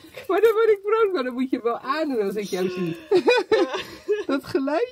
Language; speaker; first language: Dutch; native; Dutch